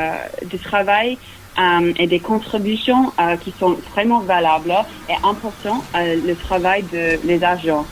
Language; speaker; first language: French; non-native, fluent; English